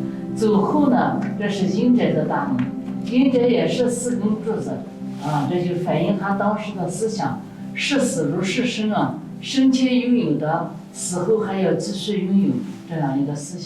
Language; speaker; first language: Chinese; native; Chinese